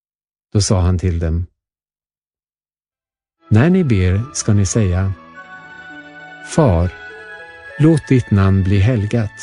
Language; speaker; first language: Swedish; native; Swedish